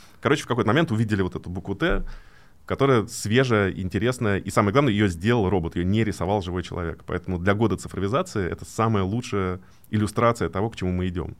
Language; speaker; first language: Russian; native; Russian